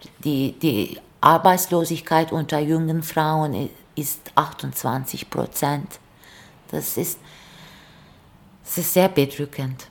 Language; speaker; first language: German; non-native, fluent; Turkish